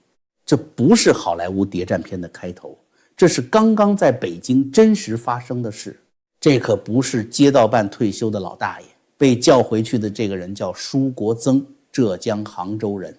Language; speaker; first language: Chinese; native; Chinese